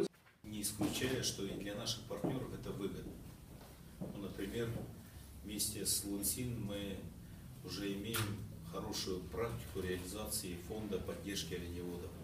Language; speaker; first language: Russian; non-native, local second language; Tuvinian